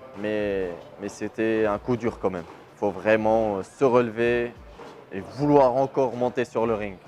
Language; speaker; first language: French; non-native, local second language; Arabic